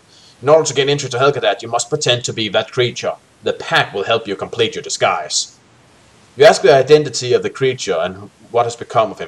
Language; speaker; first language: English; native; English